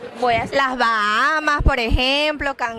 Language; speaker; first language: Spanish; native; Spanish